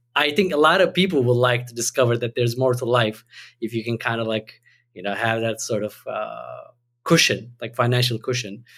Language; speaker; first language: English; non-native, fluent; Turkish